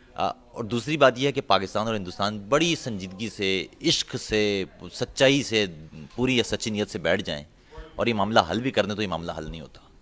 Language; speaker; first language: Urdu; non-native, local second language; Punjabi